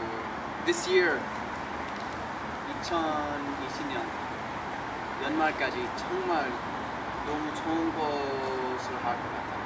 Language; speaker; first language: Korean; early bilingual, heritage; English